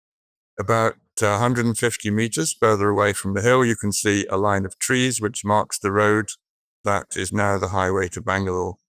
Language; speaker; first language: English; native; English